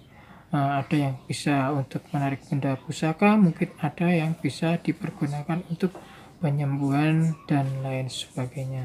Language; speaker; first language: Indonesian; non-native, local second language; Javanese